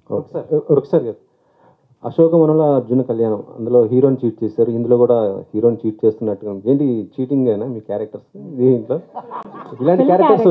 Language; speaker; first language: Telugu; native; Telugu